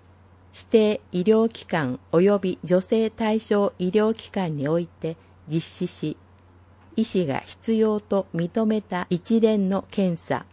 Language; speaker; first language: Japanese; native; Japanese